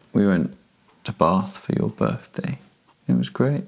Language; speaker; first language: English; native; English